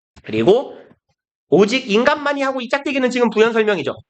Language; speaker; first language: Korean; native; Korean